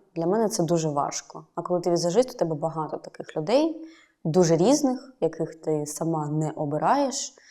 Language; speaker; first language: Ukrainian; native; Ukrainian